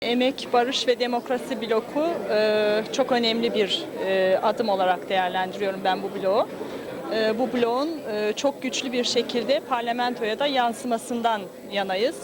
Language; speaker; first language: Turkish; native; Turkish